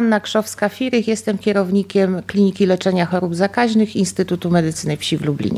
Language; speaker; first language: Polish; native; Polish